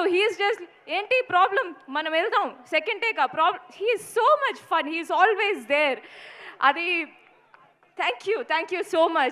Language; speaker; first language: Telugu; non-native, learner; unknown